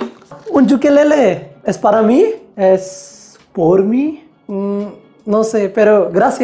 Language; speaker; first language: Spanish; non-native, fluent; Hindi